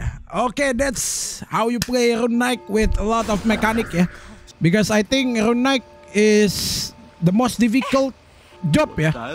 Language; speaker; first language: English; non-native, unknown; Indonesian